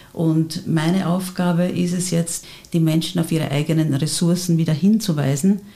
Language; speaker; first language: German; native; German